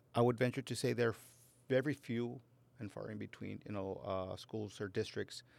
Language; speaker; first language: English; native; English